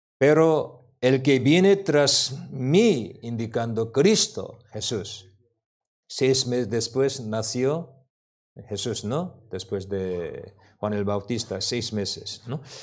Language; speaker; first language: Spanish; non-native, learner; Korean